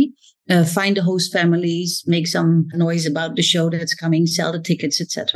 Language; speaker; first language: English; non-native, fluent; Dutch